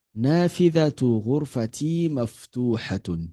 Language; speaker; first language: Arabic; non-native, fluent; Yoruba